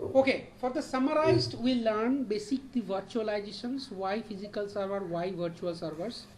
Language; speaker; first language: English; non-native, local second language; Bangla